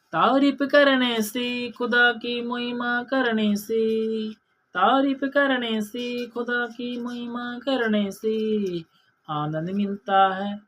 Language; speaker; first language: Hindi; non-native, local second language; Bangla